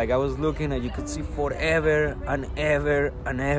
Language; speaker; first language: English; non-native, fluent; Spanish